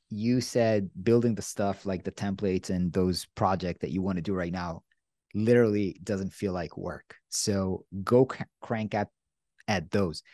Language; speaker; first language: English; non-native, fluent; Hebrew